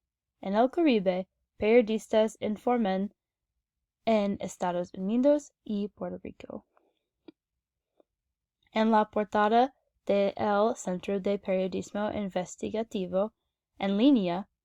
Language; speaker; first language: Spanish; non-native, learner; English